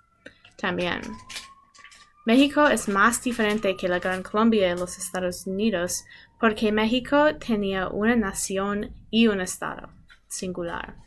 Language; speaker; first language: Spanish; non-native, learner; English